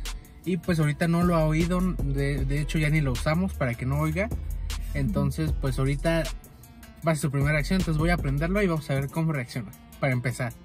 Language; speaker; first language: Spanish; native; Spanish